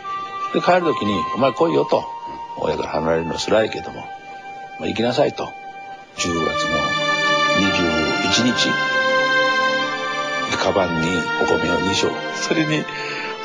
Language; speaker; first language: Japanese; non-native, fluent; Korean